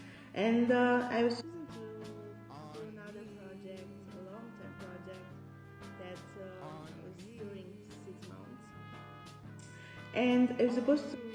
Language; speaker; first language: English; non-native, learner; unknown